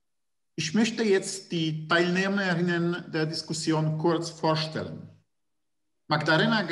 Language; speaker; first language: German; non-native, fluent; Polish